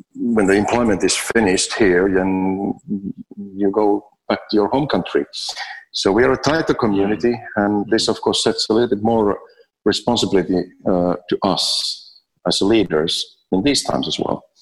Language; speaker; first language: English; non-native, fluent; Finnish